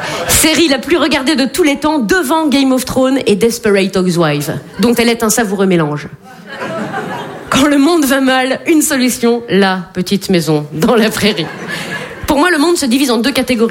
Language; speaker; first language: French; native; French